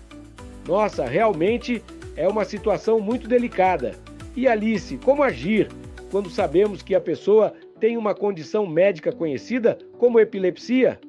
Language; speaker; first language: Portuguese; native; Portuguese